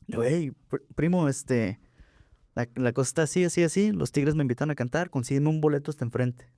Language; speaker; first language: Spanish; early bilingual, heritage; Spanish